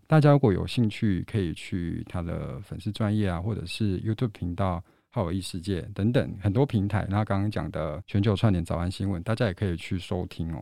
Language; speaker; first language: Chinese; native; Chinese